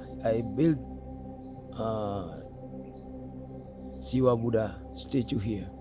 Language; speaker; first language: English; non-native, learner; Balinese